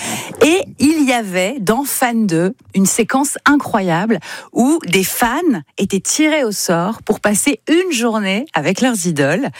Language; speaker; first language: French; native; French